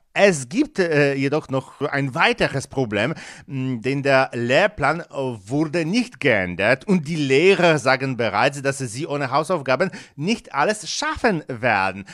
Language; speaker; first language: German; non-native, fluent; Polish